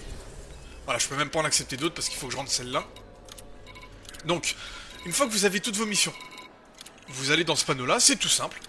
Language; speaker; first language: French; native; French